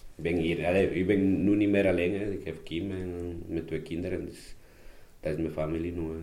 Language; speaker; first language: Dutch; non-native, learner; Spanish